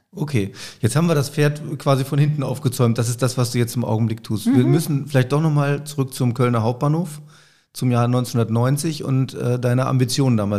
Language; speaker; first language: German; native; German